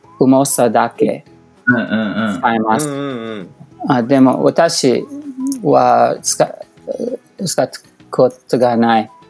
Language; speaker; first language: Japanese; non-native, learner; English